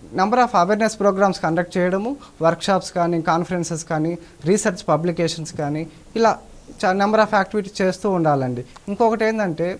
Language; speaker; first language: Telugu; native; Telugu